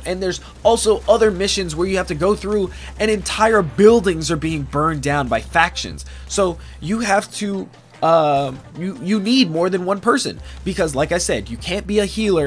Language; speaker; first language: English; native; English